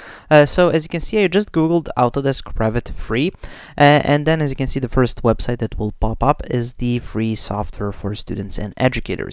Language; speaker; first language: English; non-native, fluent; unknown